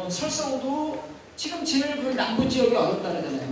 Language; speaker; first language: Korean; native; Korean